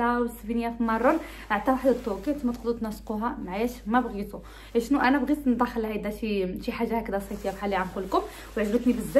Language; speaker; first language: Arabic; early bilingual, heritage; Arabic